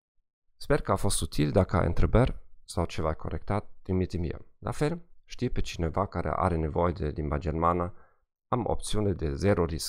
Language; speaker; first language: Romanian; non-native, fluent; German